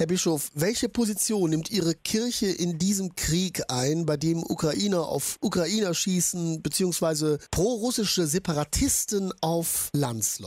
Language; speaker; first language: German; native; German